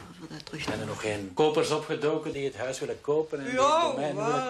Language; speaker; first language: Dutch; native; Dutch